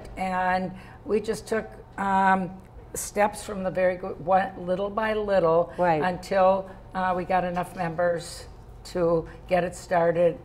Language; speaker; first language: English; native; English